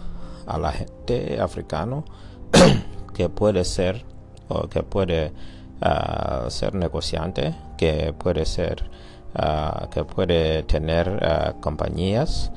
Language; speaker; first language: Spanish; non-native, learner; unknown